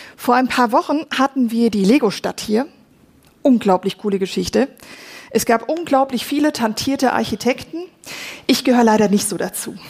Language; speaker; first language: German; native; German